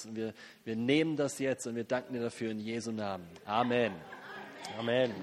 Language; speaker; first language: German; native; German